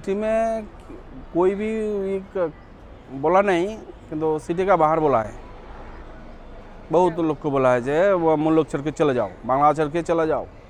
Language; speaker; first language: Hindi; non-native, local second language; Bangla